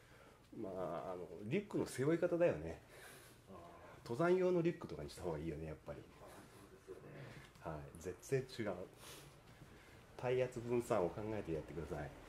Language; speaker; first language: Japanese; native; Japanese